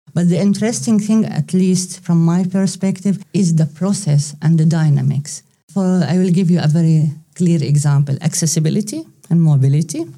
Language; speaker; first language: English; non-native, fluent; Arabic